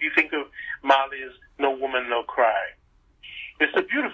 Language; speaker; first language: English; non-native, local second language; Igbo